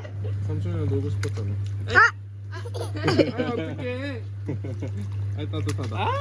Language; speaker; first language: Korean; early bilingual, other home language; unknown